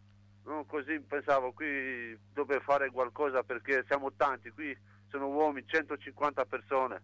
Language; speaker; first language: Italian; non-native, learner; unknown